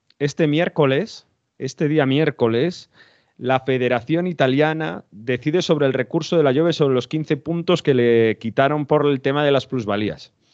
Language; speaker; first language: Spanish; native; Spanish